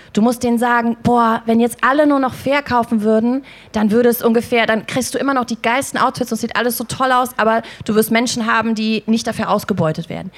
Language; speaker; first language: German; native; German